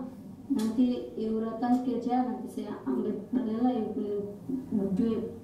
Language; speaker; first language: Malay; non-native, learner; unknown